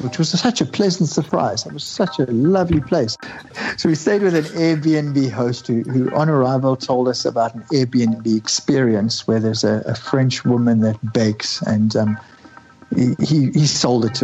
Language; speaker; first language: English; native; English